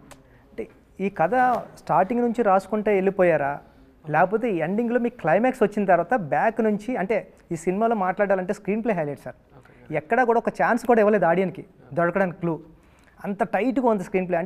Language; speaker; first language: Telugu; native; Telugu